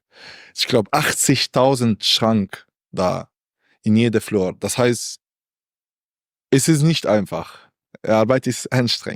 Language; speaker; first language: German; non-native, learner; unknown